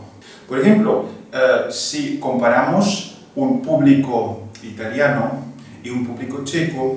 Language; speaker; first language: Spanish; non-native, fluent; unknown